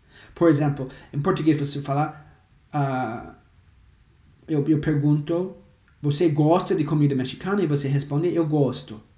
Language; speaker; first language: Portuguese; non-native, fluent; English